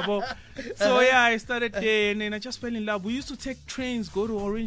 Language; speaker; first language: English; non-native, local second language; Zulu